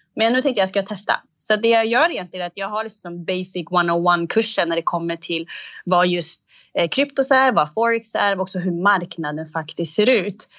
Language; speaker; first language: Swedish; early bilingual, other home language; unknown